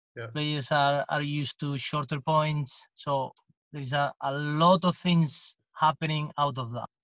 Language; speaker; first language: English; non-native, fluent; Spanish